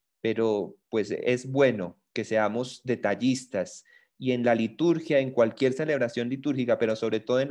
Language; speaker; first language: Spanish; native; Spanish